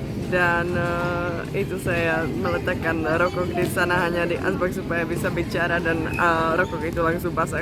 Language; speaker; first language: Indonesian; non-native, fluent; Czech